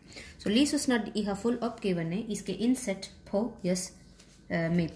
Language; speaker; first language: Danish; non-native, fluent; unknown